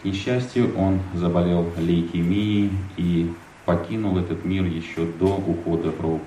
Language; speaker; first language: Russian; native; Russian